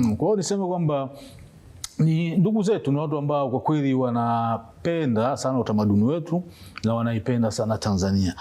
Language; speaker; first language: Swahili; native; Swahili